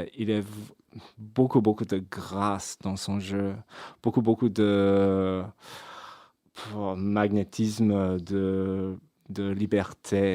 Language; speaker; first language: French; non-native, fluent; English